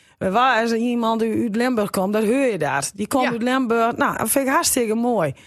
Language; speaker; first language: Dutch; native; Dutch